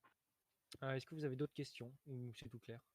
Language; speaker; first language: French; native; French